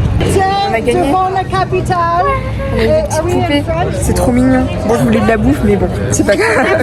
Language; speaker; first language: French; native; French